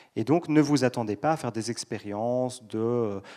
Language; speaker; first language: French; native; French